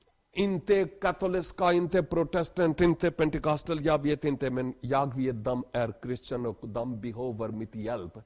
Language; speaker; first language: Swedish; non-native, learner; Urdu